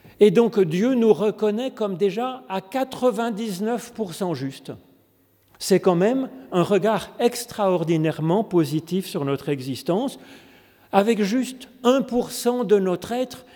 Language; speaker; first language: French; native; French